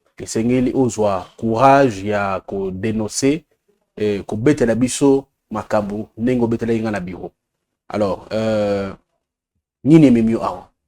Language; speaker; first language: Lingala; native; Lingala